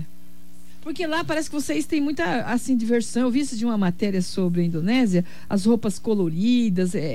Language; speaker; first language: Portuguese; native; Portuguese